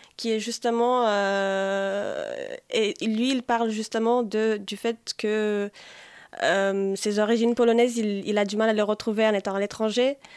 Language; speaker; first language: French; non-native, fluent; Polish